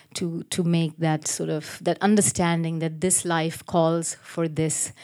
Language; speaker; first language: English; native; English